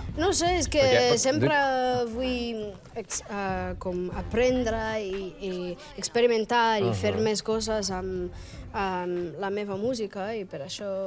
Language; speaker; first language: Catalan; non-native, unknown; English